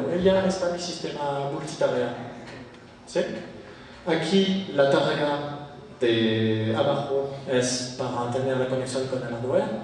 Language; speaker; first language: Spanish; non-native, fluent; French